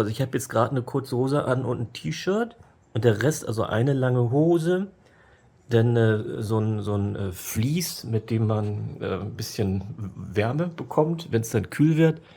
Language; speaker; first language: German; native; German